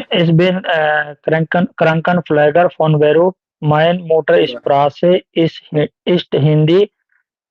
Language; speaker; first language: German; non-native, learner; Hindi